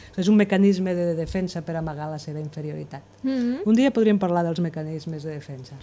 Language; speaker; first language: Catalan; native; Catalan